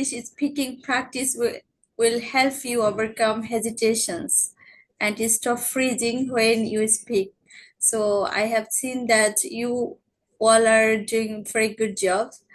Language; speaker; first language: English; non-native, learner; Bangla